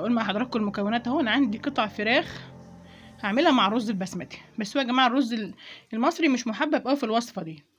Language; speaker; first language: Arabic; native; Arabic